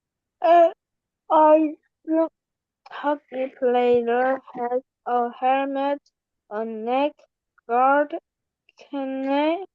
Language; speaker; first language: English; non-native, learner; Korean